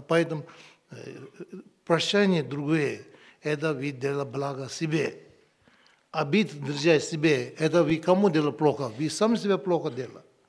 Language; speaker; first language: Russian; non-native, learner; Tibetan